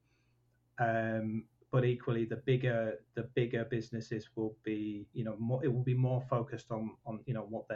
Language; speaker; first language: English; native; English